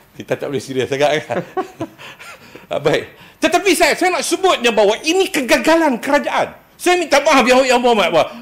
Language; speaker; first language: Malay; native; Malay